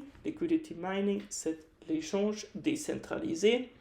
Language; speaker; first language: French; non-native, fluent; German